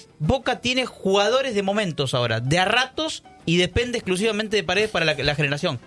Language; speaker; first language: Spanish; native; Spanish